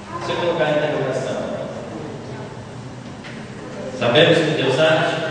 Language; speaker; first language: Portuguese; native; Portuguese